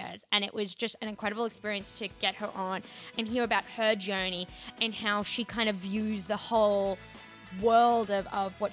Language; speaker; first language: English; native; English